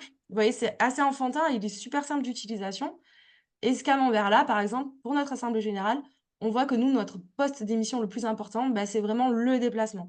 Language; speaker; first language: French; native; French